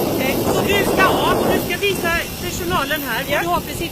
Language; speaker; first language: Swedish; native; Swedish